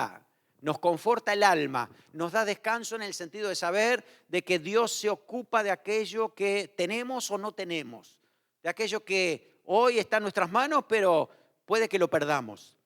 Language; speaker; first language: Spanish; native; Spanish